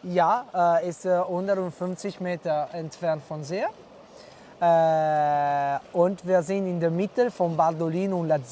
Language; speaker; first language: German; non-native, learner; Italian